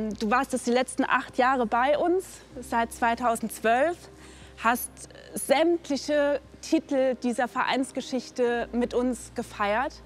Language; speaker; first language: German; native; German